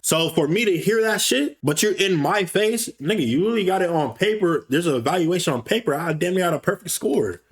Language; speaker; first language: English; native; English